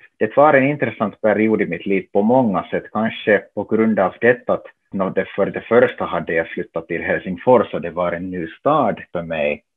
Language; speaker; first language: Swedish; non-native, local second language; Finnish